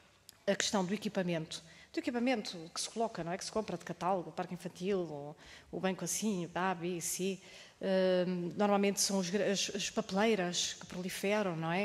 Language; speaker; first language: Portuguese; native; Portuguese